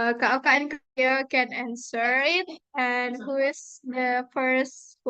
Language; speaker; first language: English; non-native, fluent; Indonesian